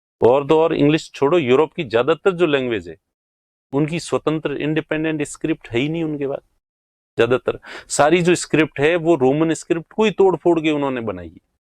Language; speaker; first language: Hindi; native; Hindi